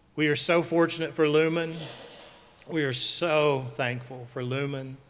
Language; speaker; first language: English; native; English